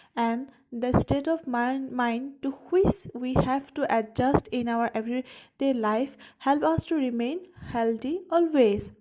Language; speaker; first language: English; non-native, local second language; Assamese